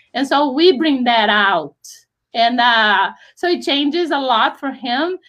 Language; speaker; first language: English; non-native, fluent; Portuguese